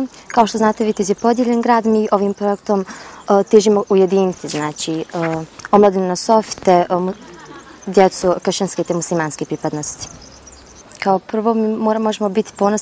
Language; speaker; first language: Croatian; native; Croatian